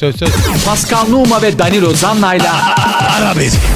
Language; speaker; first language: Turkish; non-native, learner; Italian